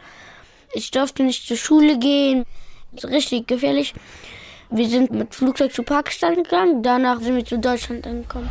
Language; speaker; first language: German; early bilingual, other home language; Pashto